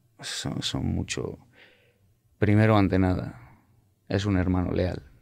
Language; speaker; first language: Spanish; non-native, fluent; Georgian